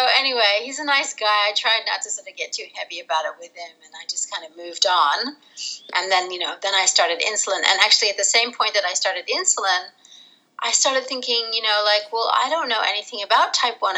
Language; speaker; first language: English; native; English